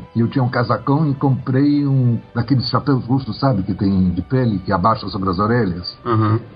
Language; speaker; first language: Portuguese; early bilingual, other home language; Polish